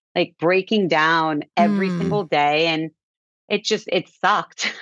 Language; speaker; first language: English; native; English